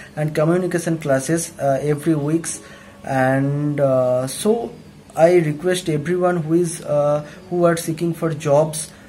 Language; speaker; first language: English; non-native, local second language; Bangla